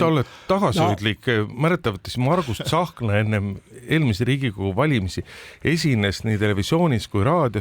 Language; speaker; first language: Estonian; native; Estonian